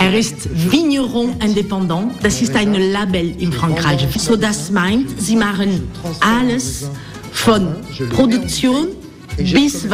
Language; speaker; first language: German; non-native, learner; French